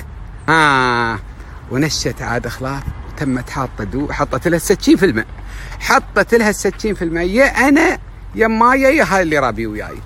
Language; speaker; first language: Arabic; native; Arabic